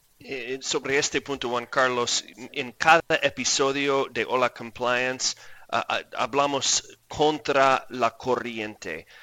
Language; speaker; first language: Spanish; non-native, fluent; English